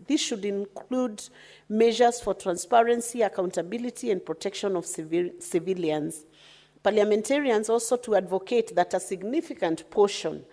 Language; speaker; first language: English; non-native, local second language; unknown